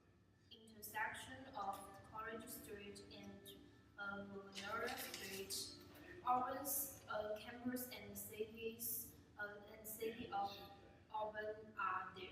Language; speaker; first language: English; non-native, learner; Chinese